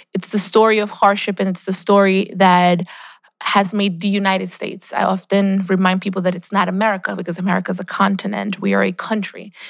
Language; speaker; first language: English; early bilingual, other home language; Spanish